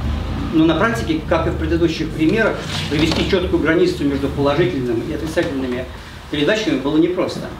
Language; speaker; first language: Russian; native; Russian